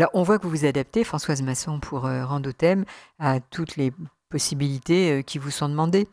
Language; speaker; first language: French; native; French